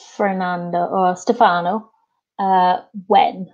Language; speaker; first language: English; native; English